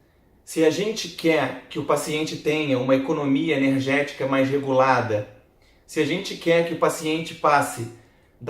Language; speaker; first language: Portuguese; native; Portuguese